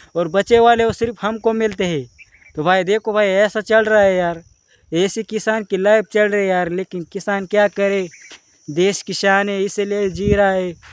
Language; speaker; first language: Hindi; non-native, local second language; Marathi